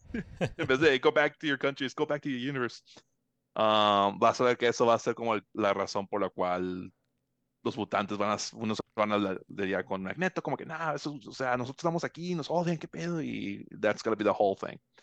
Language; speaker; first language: Spanish; early bilingual, heritage; Spanish